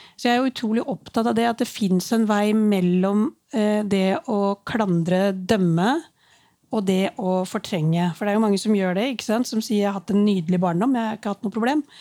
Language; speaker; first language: Norwegian; early bilingual, other home language; Urdu